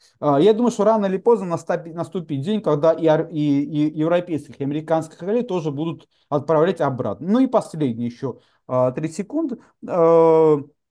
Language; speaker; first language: Russian; non-native, local second language; Georgian